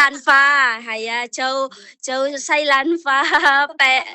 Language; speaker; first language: Chinese; non-native, learner; Indonesian